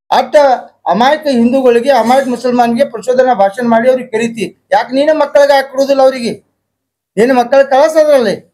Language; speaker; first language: Kannada; non-native, local second language; Urdu